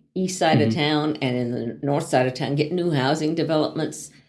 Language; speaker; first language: English; native; English